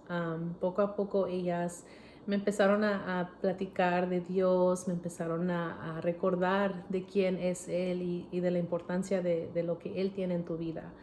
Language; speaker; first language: Spanish; early bilingual, heritage; Spanish